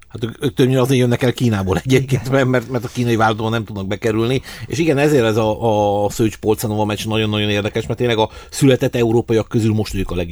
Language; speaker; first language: Hungarian; native; Hungarian